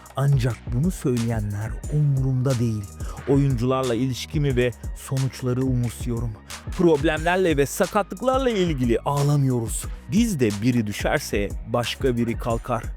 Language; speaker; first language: Turkish; native; Turkish